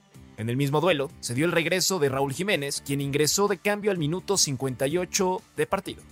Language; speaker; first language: Spanish; native; Spanish